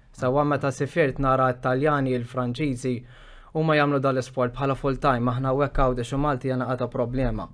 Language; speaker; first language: Maltese; native; Maltese